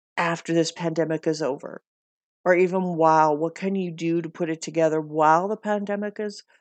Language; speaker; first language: English; native; English